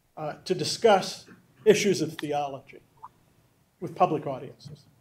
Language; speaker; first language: English; native; English